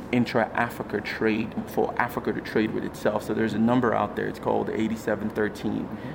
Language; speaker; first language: English; native; English